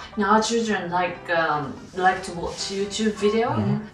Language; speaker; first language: English; non-native, fluent; Japanese